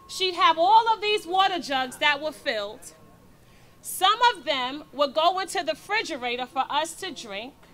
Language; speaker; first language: English; native; English